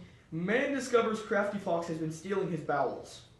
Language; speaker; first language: English; native; English